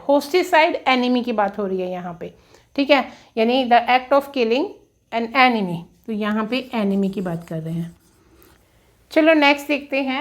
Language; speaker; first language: Hindi; native; Hindi